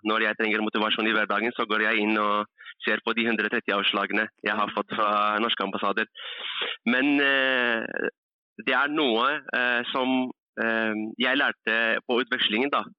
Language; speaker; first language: Norwegian; early bilingual, other home language; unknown